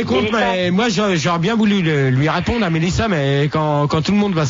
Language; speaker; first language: French; native; French